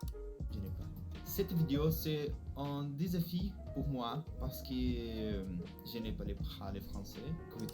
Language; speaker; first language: French; non-native, learner; Portuguese